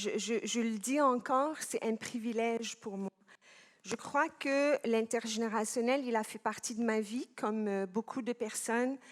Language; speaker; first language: French; non-native, local second language; Arabic